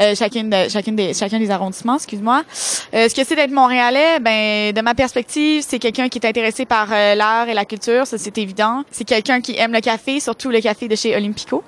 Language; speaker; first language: French; native; French